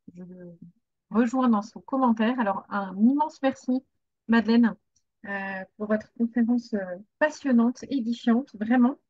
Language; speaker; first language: French; native; French